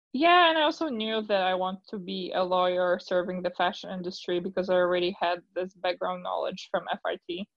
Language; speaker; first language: English; non-native, fluent; Polish